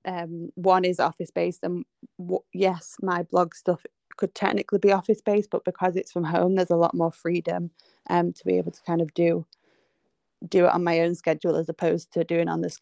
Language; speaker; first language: English; native; English